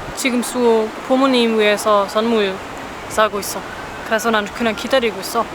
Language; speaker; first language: Korean; non-native, learner; German